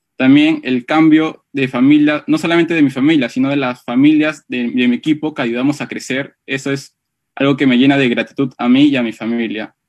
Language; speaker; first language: Spanish; native; Spanish